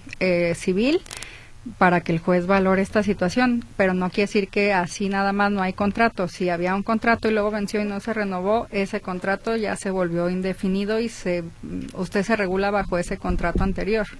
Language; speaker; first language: Spanish; native; Spanish